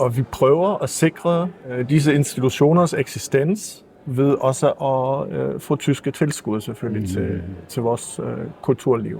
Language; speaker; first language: Danish; early bilingual, heritage; Danish